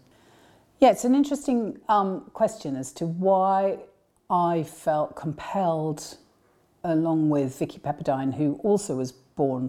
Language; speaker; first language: English; native; English